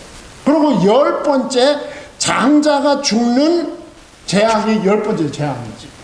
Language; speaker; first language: Korean; native; Korean